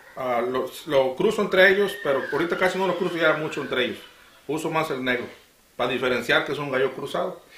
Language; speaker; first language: Spanish; native; Spanish